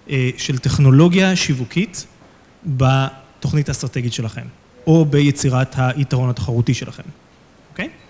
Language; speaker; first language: Hebrew; native; Hebrew